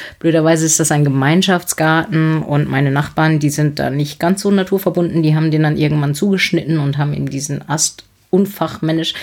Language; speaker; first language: German; native; German